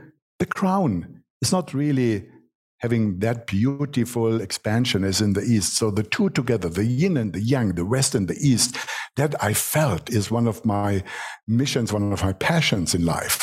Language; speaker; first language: English; non-native, fluent; German